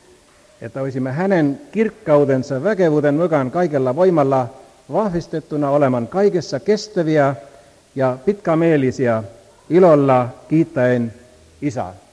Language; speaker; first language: Finnish; non-native, learner; Estonian